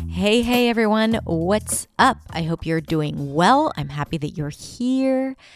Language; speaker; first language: English; non-native, fluent; Hebrew